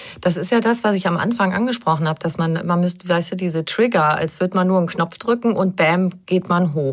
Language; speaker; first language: German; native; German